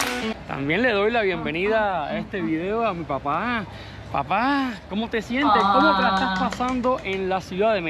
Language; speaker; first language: Spanish; native; Spanish